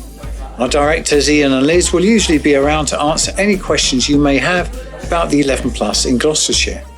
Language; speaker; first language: English; native; English